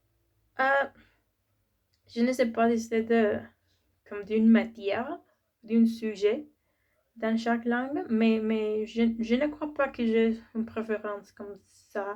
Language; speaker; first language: French; non-native, learner; Spanish